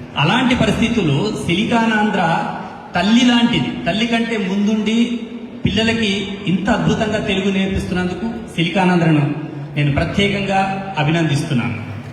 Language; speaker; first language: Telugu; native; Telugu